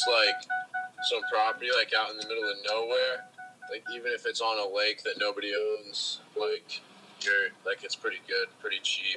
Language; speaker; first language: English; native; English